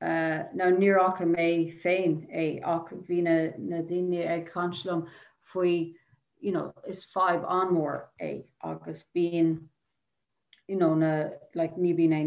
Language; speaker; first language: Irish; non-native, local second language; English